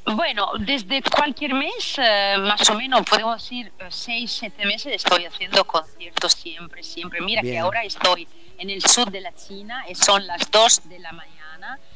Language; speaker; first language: Spanish; non-native, learner; Italian